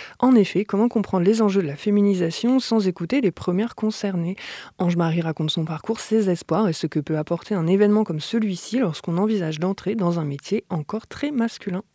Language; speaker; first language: French; native; French